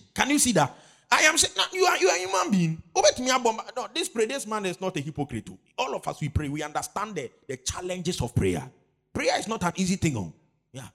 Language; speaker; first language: English; non-native, local second language; Akan